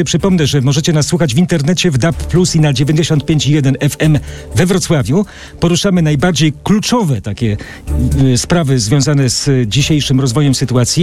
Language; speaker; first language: Polish; native; Polish